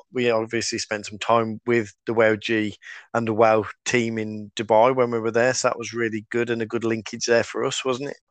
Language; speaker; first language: English; native; English